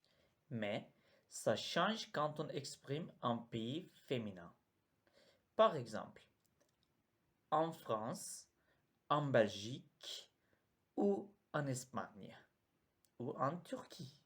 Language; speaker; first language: French; non-native, learner; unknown